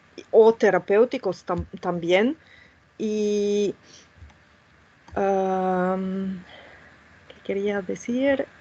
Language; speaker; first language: Spanish; non-native, fluent; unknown